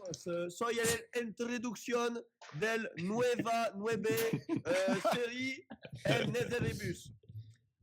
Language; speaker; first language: Spanish; non-native, learner; French